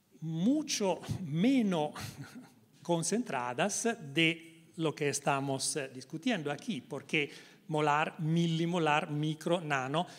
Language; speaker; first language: Spanish; non-native, learner; Italian